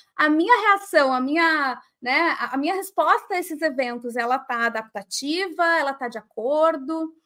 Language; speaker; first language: Portuguese; native; Portuguese